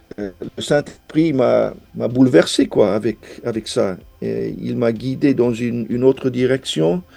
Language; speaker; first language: French; non-native, fluent; English